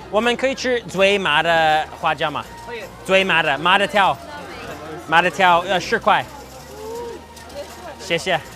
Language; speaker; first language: Chinese; non-native, learner; English